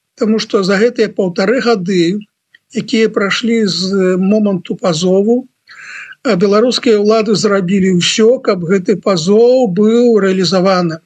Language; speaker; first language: Belarusian; non-native, local second language; Russian